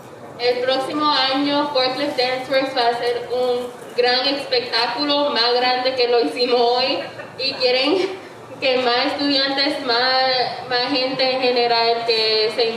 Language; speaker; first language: Spanish; early bilingual, heritage; English